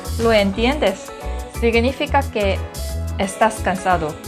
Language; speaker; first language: Spanish; non-native, learner; Korean